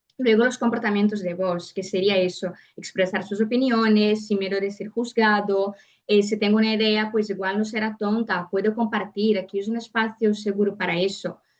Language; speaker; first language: Spanish; non-native, fluent; Portuguese